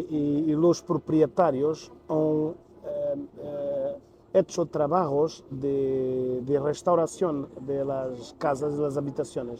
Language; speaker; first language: Spanish; non-native, learner; Portuguese